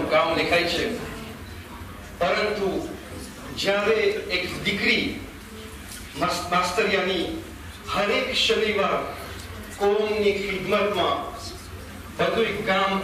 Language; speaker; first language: Gujarati; early bilingual, heritage; Gujarati